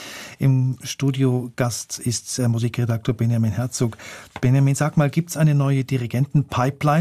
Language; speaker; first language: German; native; German